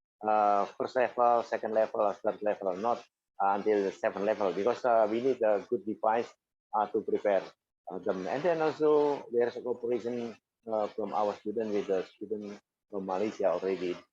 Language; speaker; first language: English; non-native, fluent; Indonesian